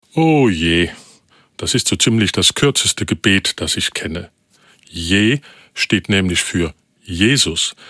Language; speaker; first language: German; native; German